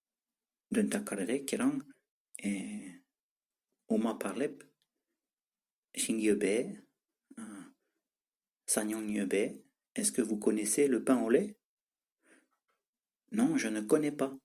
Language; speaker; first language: French; non-native, fluent; Tibetan